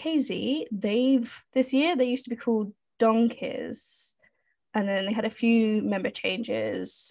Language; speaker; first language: English; native; English